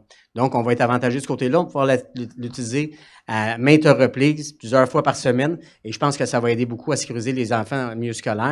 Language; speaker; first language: French; native; French